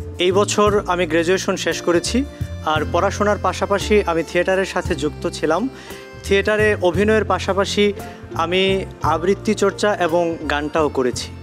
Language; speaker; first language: Bangla; native; Bangla